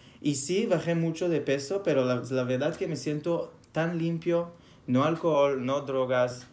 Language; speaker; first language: Spanish; non-native, fluent; Hebrew